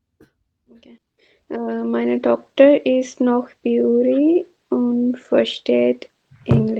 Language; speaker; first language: German; non-native, learner; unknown